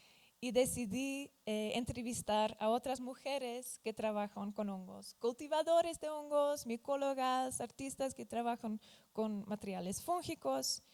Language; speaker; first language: Spanish; non-native, fluent; Dutch